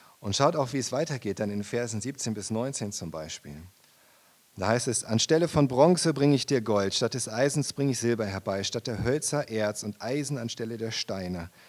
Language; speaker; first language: German; native; German